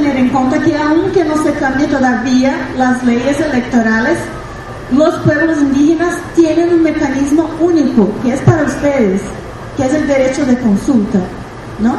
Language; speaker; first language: Spanish; non-native, fluent; Portuguese